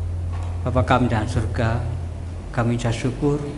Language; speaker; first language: Indonesian; native; Indonesian